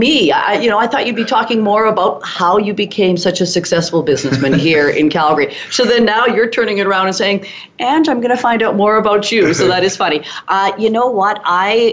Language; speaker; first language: English; native; English